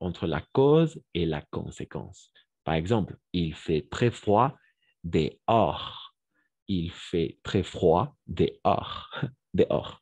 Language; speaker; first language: French; non-native, fluent; Spanish